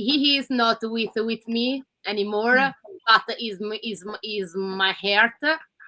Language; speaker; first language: English; non-native, learner; Italian